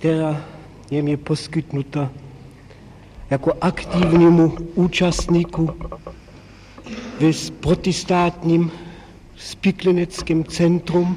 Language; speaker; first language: Czech; non-native, local second language; German